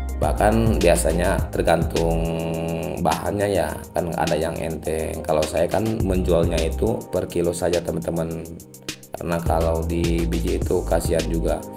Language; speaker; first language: Indonesian; non-native, local second language; Sundanese